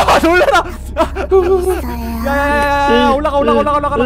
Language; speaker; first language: Korean; native; Korean